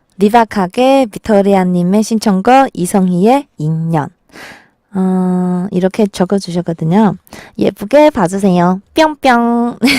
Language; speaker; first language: Korean; non-native, fluent; Chinese